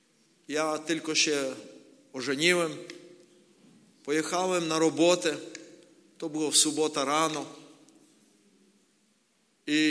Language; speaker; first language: Polish; non-native, learner; Ukrainian